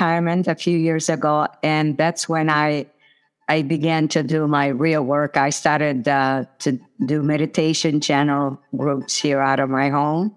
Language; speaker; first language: English; non-native, fluent; Italian